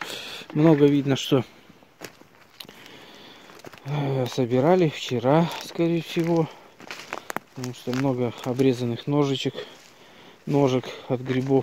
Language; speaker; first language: Russian; native; Russian